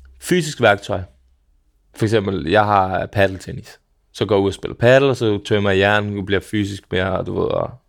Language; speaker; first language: Danish; early bilingual, other home language; Serbian